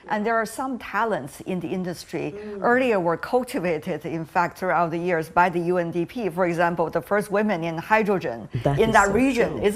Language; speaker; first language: English; non-native, fluent; Chinese